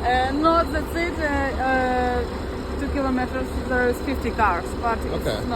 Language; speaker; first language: English; non-native, learner; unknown